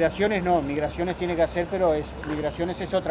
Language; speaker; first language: Spanish; native; Spanish